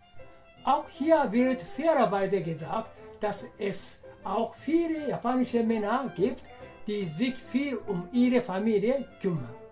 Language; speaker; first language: German; non-native, fluent; Japanese